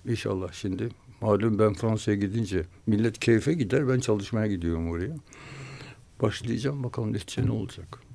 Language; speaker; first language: Turkish; native; Turkish